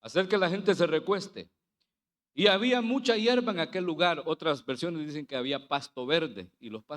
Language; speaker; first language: Spanish; native; Spanish